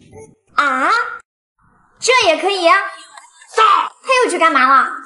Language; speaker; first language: Chinese; native; Chinese